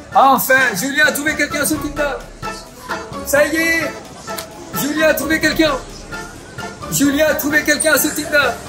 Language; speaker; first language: French; non-native, fluent; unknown